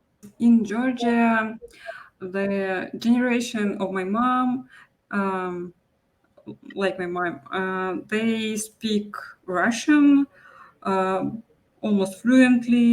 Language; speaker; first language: English; non-native, local second language; Russian